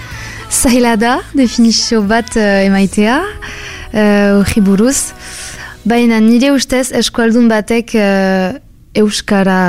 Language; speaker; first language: Basque; non-native, local second language; French